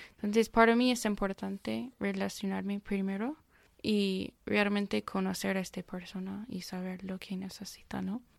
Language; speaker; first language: Spanish; non-native, fluent; English